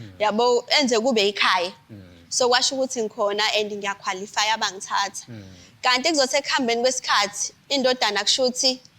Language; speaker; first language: Zulu; native; Zulu